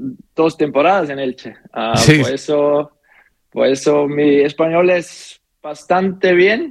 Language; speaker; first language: Spanish; non-native, learner; German